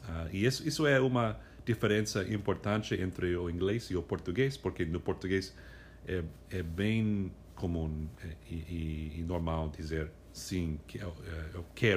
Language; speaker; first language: Portuguese; non-native, fluent; English